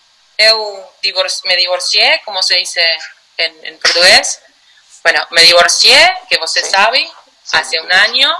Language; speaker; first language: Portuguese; non-native, learner; Spanish